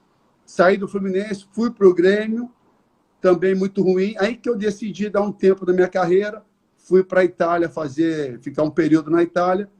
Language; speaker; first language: Portuguese; native; Portuguese